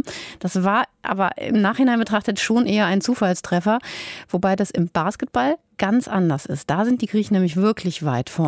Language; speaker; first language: German; native; German